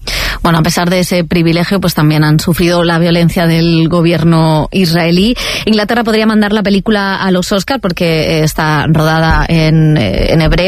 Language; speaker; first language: Spanish; native; Spanish